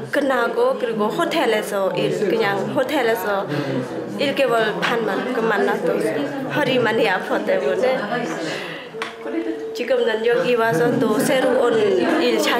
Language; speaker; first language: Korean; non-native, learner; Khmer